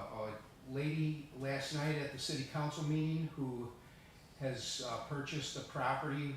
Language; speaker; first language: English; early bilingual, other home language; Italian